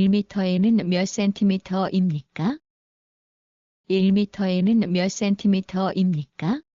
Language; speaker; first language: Korean; non-native, learner; Bangla